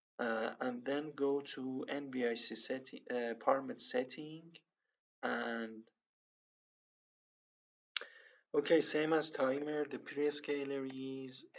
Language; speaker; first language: English; non-native, learner; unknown